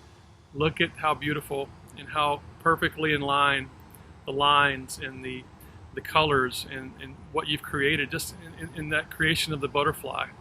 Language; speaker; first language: English; native; English